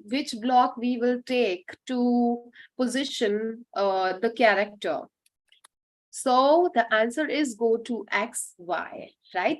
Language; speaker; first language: English; non-native, local second language; Hindi